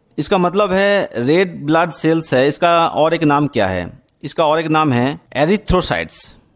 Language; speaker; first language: Hindi; non-native, local second language; Bangla